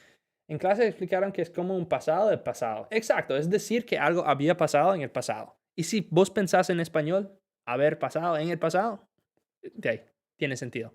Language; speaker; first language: Spanish; non-native, fluent; English